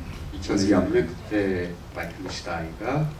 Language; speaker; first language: Korean; native; Korean